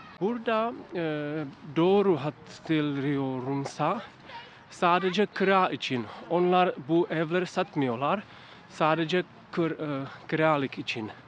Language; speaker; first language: Turkish; non-native, learner; Czech